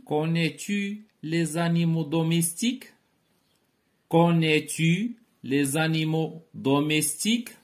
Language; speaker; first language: French; non-native, local second language; Arabic